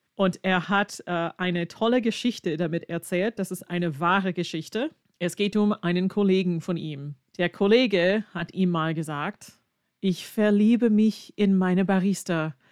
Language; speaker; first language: German; non-native, fluent; English